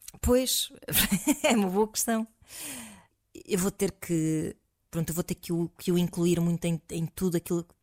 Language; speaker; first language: Portuguese; native; Portuguese